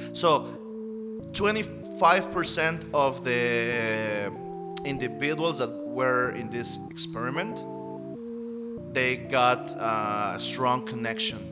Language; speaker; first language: English; non-native, fluent; Spanish